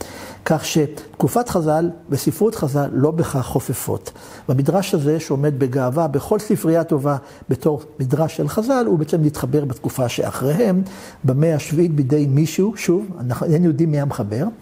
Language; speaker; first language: Hebrew; native; Hebrew